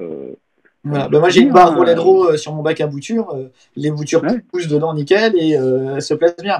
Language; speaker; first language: French; native; French